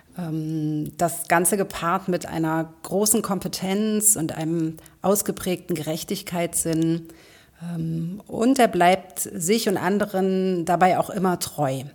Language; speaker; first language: German; native; German